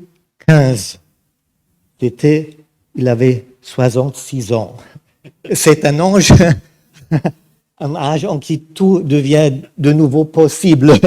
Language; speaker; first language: French; non-native, fluent; German